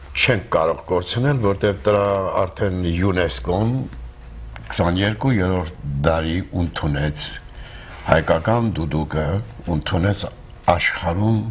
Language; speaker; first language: Armenian; native; Armenian